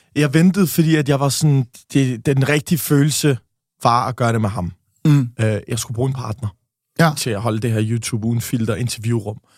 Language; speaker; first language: Danish; native; Danish